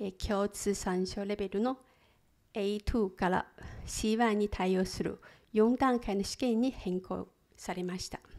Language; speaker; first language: Japanese; non-native, fluent; Chinese